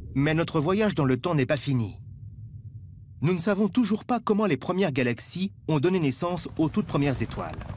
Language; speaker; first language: French; native; French